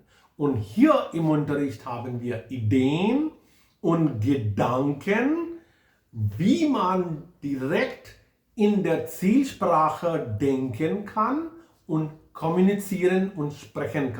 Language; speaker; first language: German; non-native, fluent; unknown